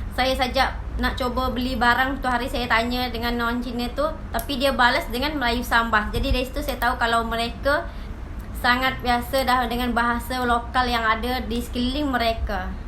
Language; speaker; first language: Malay; native; Malay